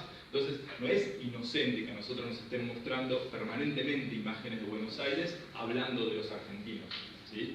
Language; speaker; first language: Spanish; native; Spanish